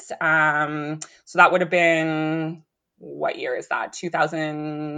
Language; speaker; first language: English; native; English